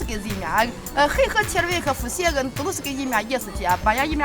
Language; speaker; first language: Russian; non-native, learner; Chinese